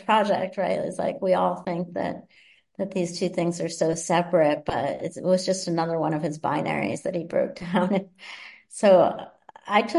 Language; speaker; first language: English; native; English